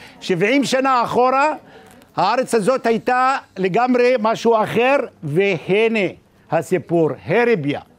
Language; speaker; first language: Hebrew; non-native, local second language; Arabic